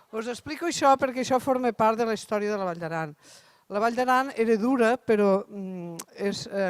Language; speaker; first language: Catalan; native; Catalan